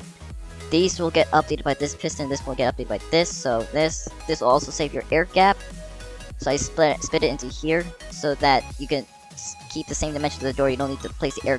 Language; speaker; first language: English; native; English